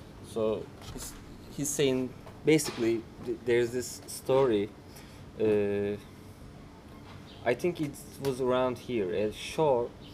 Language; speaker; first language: English; non-native, fluent; Turkish